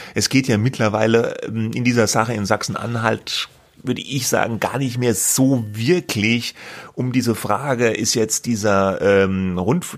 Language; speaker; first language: German; native; German